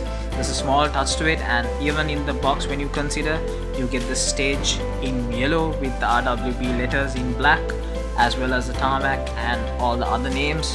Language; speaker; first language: English; non-native, fluent; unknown